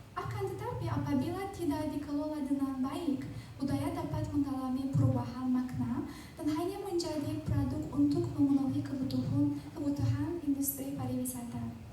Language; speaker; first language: Indonesian; non-native, fluent; Azerbaijani